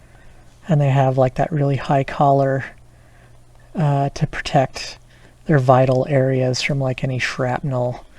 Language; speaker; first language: English; native; English